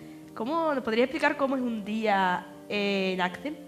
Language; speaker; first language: Spanish; native; Spanish